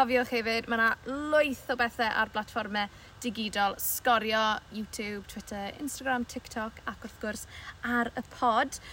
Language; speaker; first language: Welsh; native; Welsh